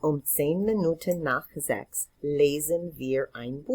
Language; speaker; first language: German; non-native, fluent; English